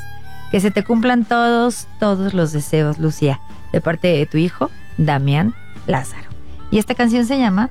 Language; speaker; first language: Spanish; native; Spanish